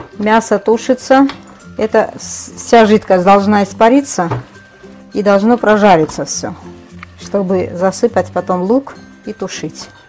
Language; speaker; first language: Russian; non-native, local second language; Georgian